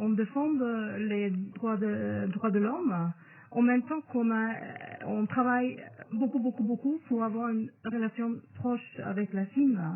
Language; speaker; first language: French; non-native, fluent; Norwegian